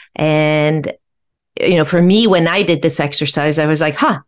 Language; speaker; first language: English; non-native, fluent; French